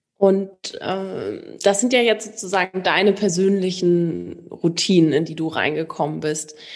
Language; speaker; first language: German; native; German